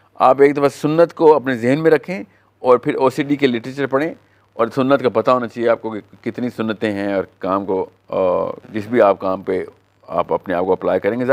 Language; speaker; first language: Hindi; native; Hindi